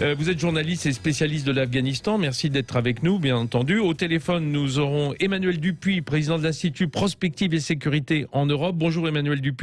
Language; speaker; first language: French; native; French